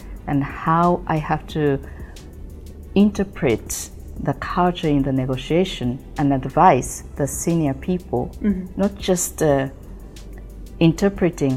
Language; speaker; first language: English; non-native, fluent; Japanese